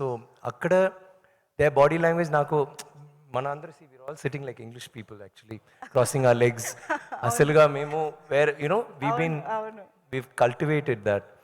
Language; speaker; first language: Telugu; non-native, learner; Tamil